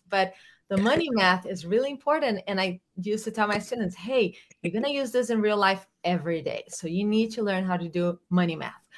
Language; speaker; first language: English; non-native, fluent; Portuguese